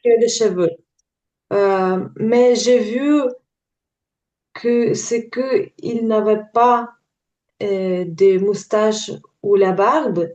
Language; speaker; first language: French; non-native, learner; Ukrainian